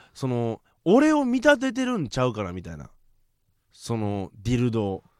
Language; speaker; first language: Japanese; native; Japanese